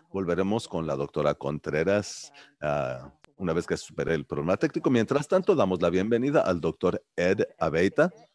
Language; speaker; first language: Spanish; early bilingual, heritage; Spanish